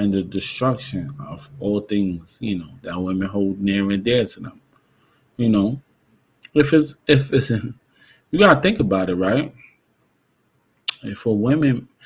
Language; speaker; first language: English; native; English